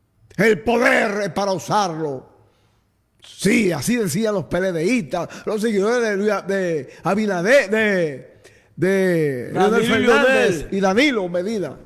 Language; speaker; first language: Spanish; native; Spanish